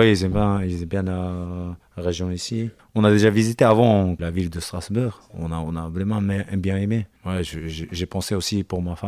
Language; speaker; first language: French; non-native, learner; Japanese